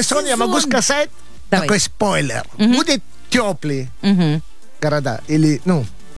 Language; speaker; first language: Russian; non-native, learner; Italian